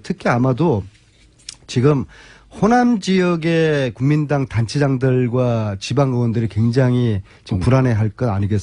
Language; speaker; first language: Korean; native; Korean